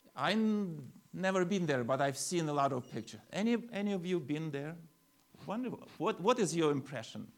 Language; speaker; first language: English; non-native, fluent; Ukrainian